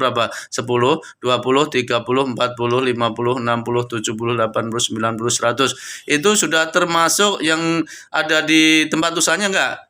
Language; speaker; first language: Indonesian; native; Indonesian